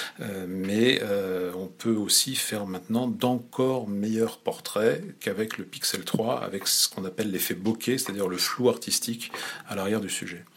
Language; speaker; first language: French; native; French